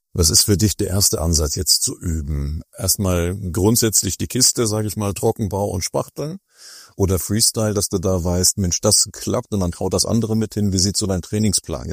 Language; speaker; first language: German; native; German